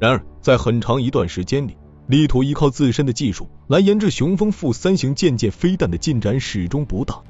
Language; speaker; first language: Chinese; native; Chinese